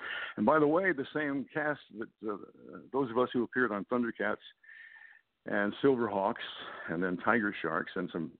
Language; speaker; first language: English; native; English